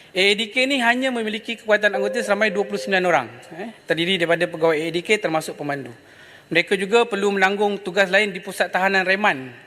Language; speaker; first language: Malay; native; Malay